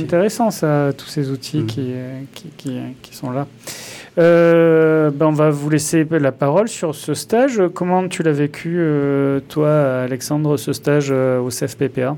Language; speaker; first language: French; native; French